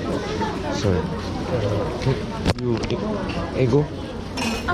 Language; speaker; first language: English; non-native, local second language; Chinese